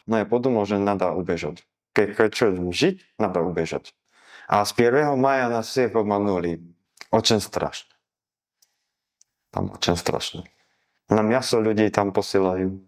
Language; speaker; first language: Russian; non-native, learner; Slovak